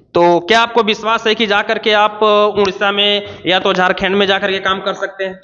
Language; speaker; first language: Hindi; native; Hindi